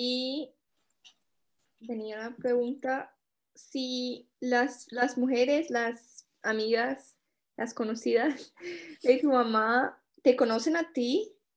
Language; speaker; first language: Spanish; early bilingual, heritage; Spanish